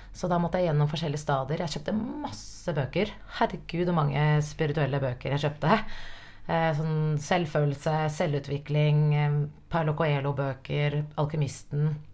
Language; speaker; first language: Norwegian; native; Norwegian